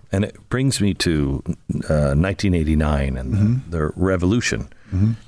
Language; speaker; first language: English; native; English